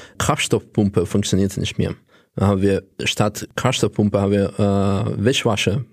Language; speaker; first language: German; non-native, fluent; Russian